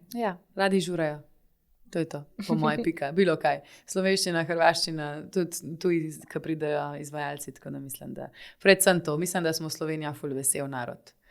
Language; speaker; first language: Slovenian; native; Slovenian